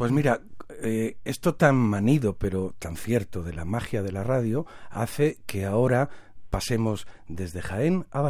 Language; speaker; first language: Spanish; native; Spanish